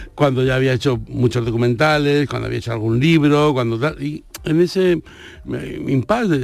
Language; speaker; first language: Spanish; native; Spanish